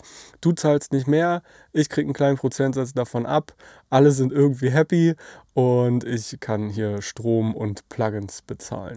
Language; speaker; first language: German; native; German